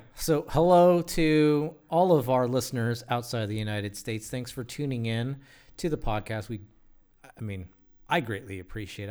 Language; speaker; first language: English; native; English